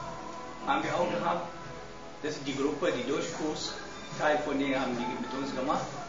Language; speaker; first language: German; non-native, learner; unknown